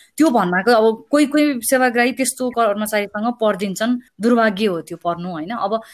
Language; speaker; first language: Nepali; native; Nepali